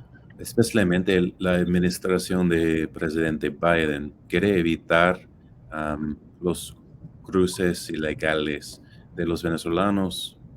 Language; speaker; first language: Spanish; non-native, fluent; English